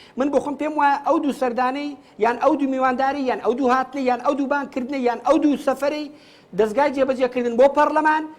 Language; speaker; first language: Central Kurdish; native; Central Kurdish